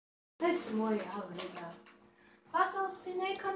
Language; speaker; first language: Spanish; non-native, learner; English